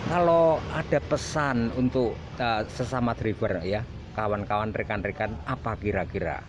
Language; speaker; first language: Indonesian; non-native, local second language; Javanese